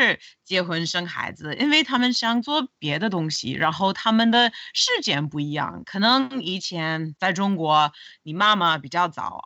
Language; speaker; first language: Chinese; non-native, fluent; English